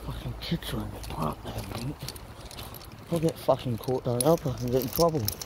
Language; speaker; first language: English; native; English